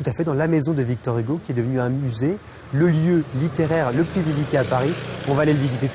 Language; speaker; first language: French; native; French